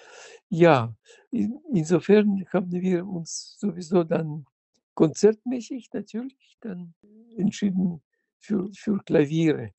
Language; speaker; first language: German; non-native, fluent; Russian